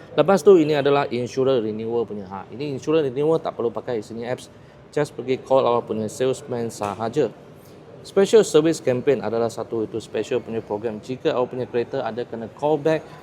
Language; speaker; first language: Malay; non-native, local second language; Chinese